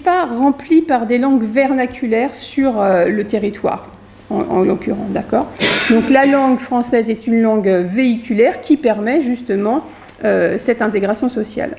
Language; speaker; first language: French; native; French